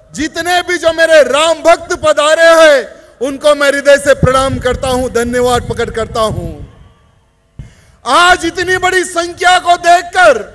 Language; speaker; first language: Hindi; native; Hindi